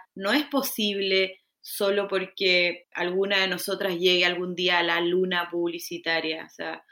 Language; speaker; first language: Spanish; native; Spanish